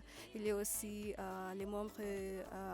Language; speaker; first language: French; non-native, learner; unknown